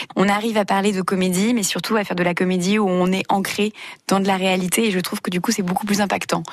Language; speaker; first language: French; native; French